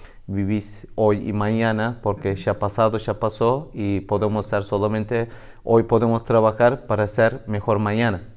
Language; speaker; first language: Spanish; non-native, learner; Turkish